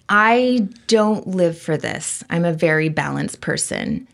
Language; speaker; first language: English; native; English